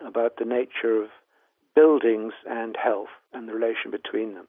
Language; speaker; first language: English; native; English